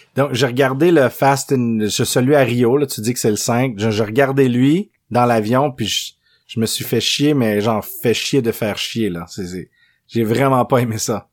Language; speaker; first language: French; native; French